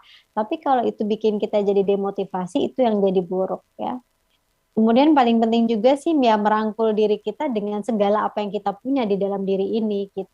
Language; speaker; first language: Indonesian; native; Indonesian